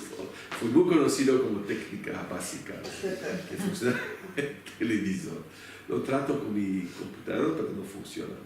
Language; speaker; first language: Spanish; non-native, fluent; French